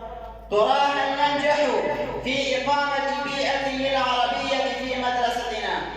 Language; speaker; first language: Arabic; non-native, fluent; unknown